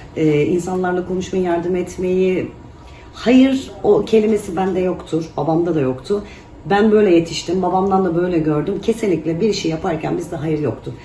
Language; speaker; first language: Turkish; native; Turkish